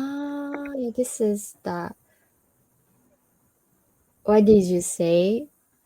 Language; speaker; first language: English; non-native, learner; Japanese